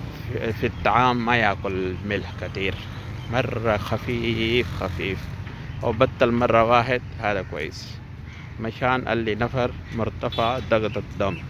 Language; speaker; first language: Arabic; non-native, learner; Urdu